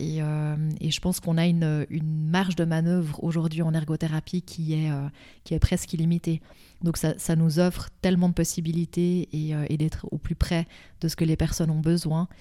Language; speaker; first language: French; native; French